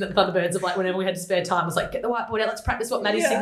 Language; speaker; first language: English; native; English